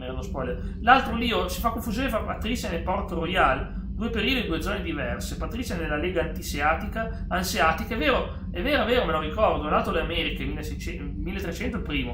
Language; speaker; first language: Italian; native; Italian